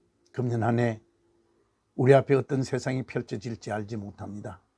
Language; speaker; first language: Korean; native; Korean